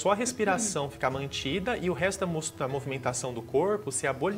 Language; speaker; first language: Portuguese; native; Portuguese